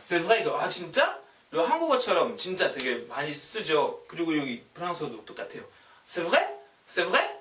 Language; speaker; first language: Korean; non-native, fluent; French